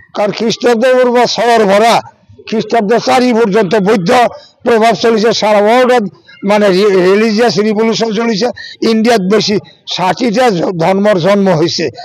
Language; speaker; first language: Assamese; non-native, local second language; Bangla